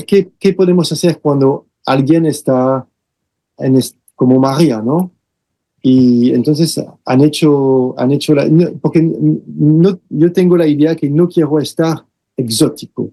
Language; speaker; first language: Spanish; non-native, fluent; French